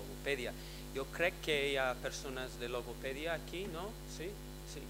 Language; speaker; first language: Catalan; non-native, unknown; English